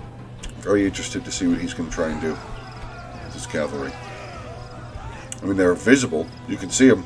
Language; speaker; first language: English; native; English